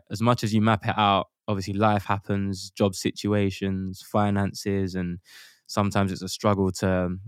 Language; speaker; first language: English; native; English